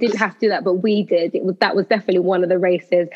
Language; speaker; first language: English; native; English